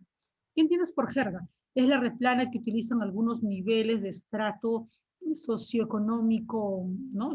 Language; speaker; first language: Spanish; native; Spanish